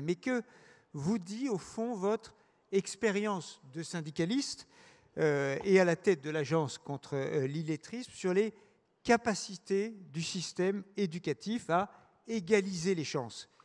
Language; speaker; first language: French; native; French